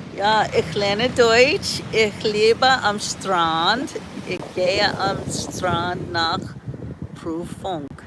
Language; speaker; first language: German; non-native, fluent; English